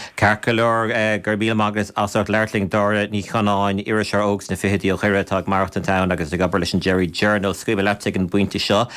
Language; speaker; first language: Irish; native; Irish